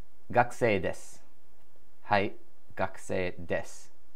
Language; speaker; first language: Japanese; non-native, learner; English